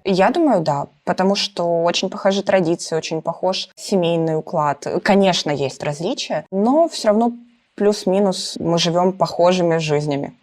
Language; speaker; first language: Russian; native; Russian